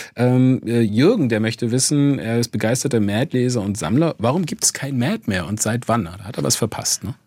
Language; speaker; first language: German; native; German